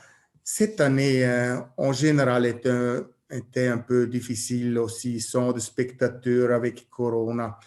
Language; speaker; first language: French; non-native, learner; German